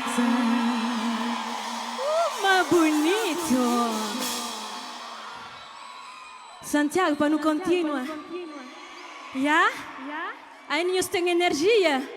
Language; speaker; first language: Portuguese; non-native, local second language; Kabuverdianu